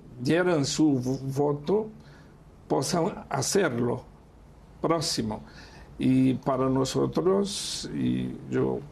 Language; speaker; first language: Spanish; non-native, fluent; Portuguese